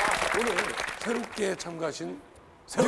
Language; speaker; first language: Korean; native; Korean